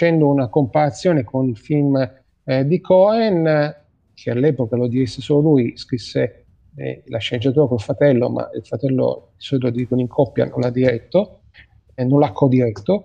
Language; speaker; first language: Italian; native; Italian